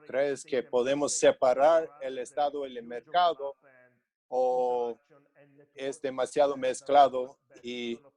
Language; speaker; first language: Spanish; non-native, fluent; English